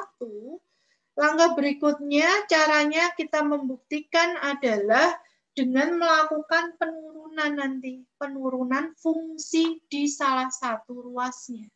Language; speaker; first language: Indonesian; native; Indonesian